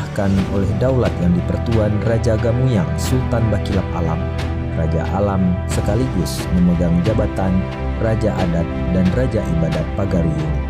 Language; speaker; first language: Malay; native; Malay